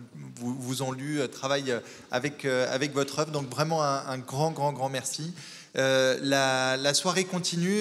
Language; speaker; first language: French; native; French